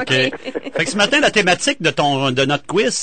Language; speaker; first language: French; native; French